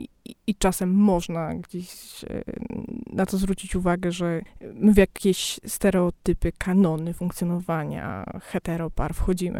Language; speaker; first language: Polish; native; Polish